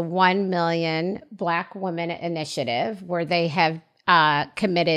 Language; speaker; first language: English; native; English